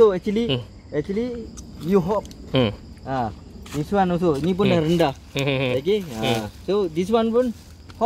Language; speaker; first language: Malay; native; Malay